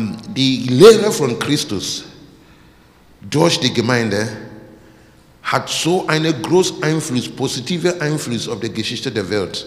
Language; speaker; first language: German; non-native, learner; English